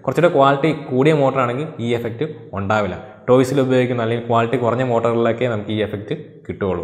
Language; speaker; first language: Malayalam; native; Malayalam